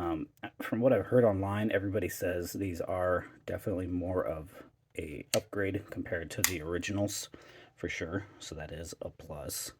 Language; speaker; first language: English; native; English